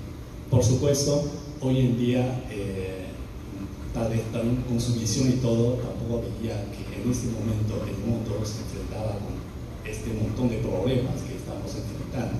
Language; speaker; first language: Spanish; non-native, fluent; Chinese